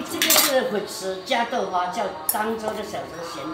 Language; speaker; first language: Chinese; non-native, local second language; Min Nan Chinese